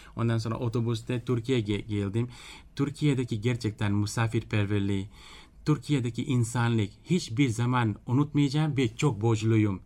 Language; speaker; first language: Turkish; non-native, fluent; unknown